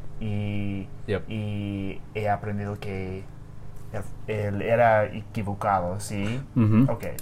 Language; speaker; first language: Spanish; non-native, learner; English